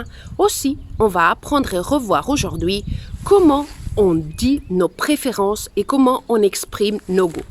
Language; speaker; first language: French; non-native, fluent; Spanish